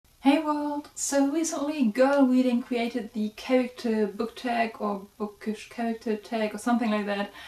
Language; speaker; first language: English; non-native, fluent; German